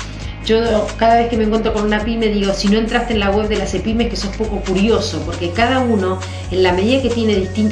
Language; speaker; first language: Spanish; native; Spanish